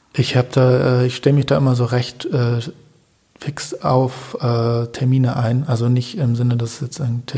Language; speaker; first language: German; native; German